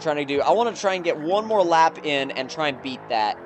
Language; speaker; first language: English; native; English